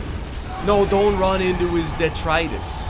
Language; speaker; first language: English; native; English